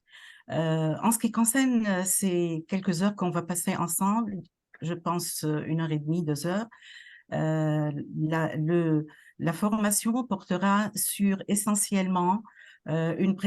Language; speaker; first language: French; non-native, local second language; Arabic